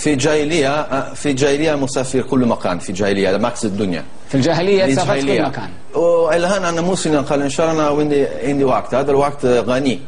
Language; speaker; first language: Arabic; non-native, learner; Italian